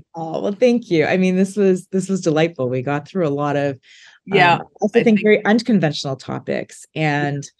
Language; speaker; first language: English; native; English